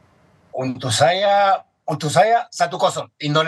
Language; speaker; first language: Indonesian; non-native, fluent; Spanish